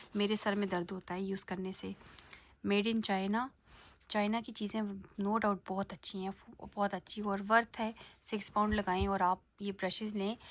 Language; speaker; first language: Urdu; native; Urdu